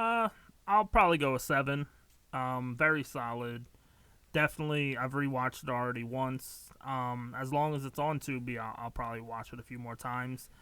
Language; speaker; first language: English; native; English